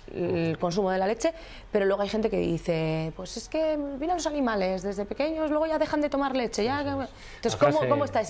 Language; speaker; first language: Spanish; native; Spanish